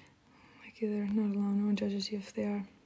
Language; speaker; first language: English; native; English